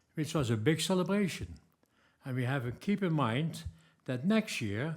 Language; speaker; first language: English; non-native, fluent; Dutch